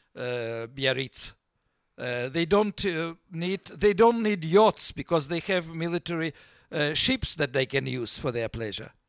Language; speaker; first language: English; non-native, fluent; Russian